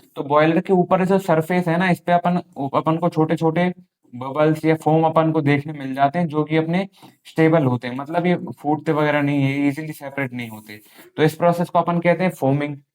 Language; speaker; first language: Hindi; native; Hindi